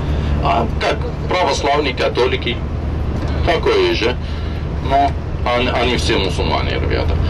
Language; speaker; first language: Russian; non-native, fluent; Arabic